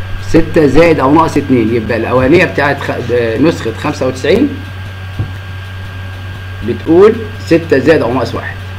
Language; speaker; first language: Arabic; native; Arabic